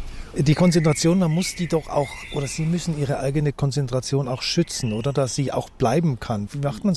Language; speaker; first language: German; native; German